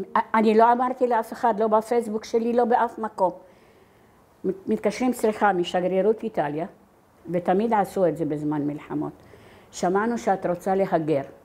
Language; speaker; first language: Hebrew; non-native, fluent; Arabic